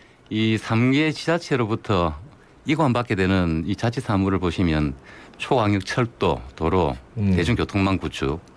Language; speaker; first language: Korean; native; Korean